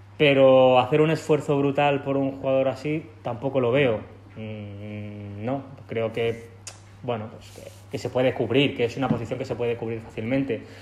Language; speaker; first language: Spanish; non-native, local second language; Catalan